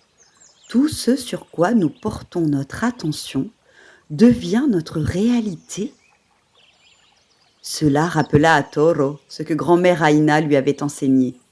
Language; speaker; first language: French; native; French